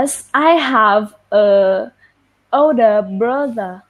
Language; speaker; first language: English; non-native, learner; Vietnamese